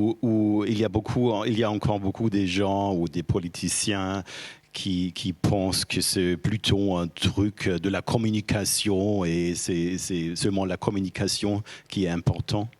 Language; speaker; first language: French; non-native, fluent; German